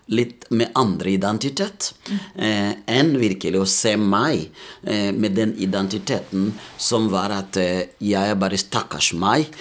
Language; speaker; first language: Norwegian; non-native, fluent; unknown